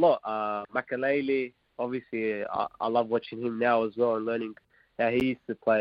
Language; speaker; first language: English; non-native, local second language; Arabic